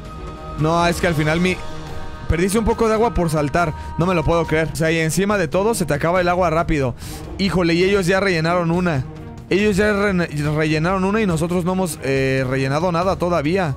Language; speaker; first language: Spanish; native; Spanish